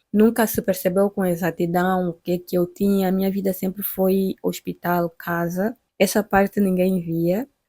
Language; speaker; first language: Portuguese; native; Portuguese